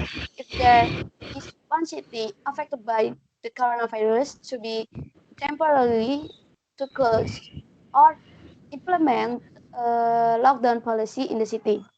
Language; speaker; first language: English; non-native, learner; Indonesian